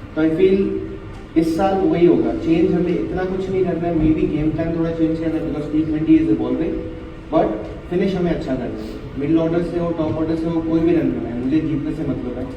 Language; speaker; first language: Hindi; non-native, local second language; Assamese